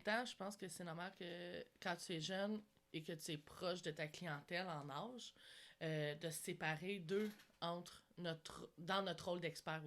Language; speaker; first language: French; native; French